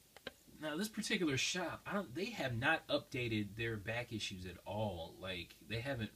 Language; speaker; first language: English; native; English